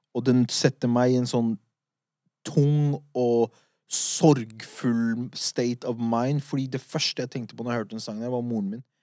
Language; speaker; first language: Norwegian; early bilingual, other home language; Kurdish